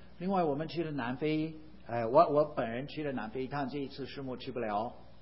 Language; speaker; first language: Chinese; non-native, fluent; English